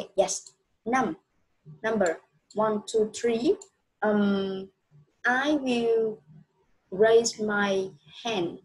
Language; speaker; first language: English; non-native, fluent; Vietnamese